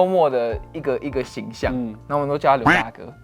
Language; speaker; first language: Chinese; native; Chinese